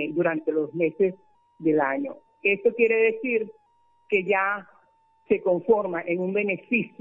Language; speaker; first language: Spanish; native; Spanish